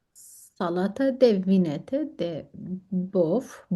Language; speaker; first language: Romanian; non-native, learner; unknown